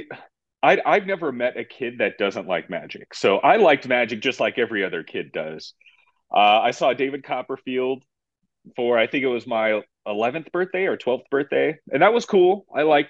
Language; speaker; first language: English; native; English